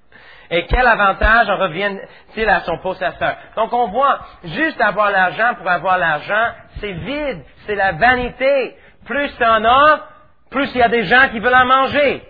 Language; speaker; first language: French; native; French